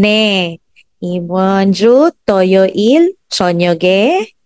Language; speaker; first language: Korean; non-native, fluent; Filipino